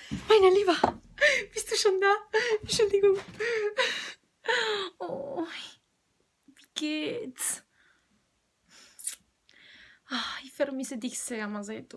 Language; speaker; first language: German; non-native, learner; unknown